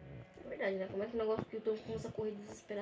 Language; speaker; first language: Portuguese; native; Portuguese